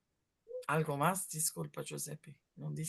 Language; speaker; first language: Spanish; non-native, fluent; Portuguese